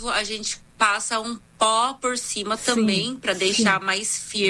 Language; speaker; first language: Portuguese; non-native, fluent; Korean